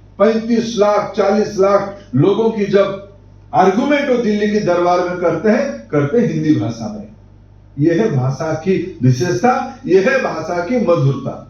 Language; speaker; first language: Hindi; non-native, local second language; Odia